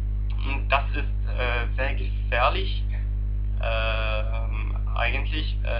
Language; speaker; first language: German; non-native, learner; Arabic